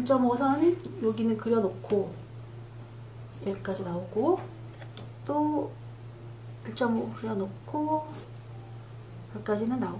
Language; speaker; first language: Korean; native; Korean